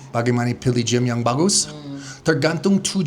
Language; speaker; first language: Indonesian; non-native, fluent; English